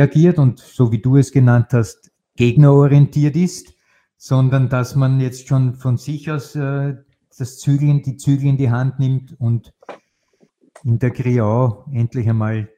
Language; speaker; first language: German; native; German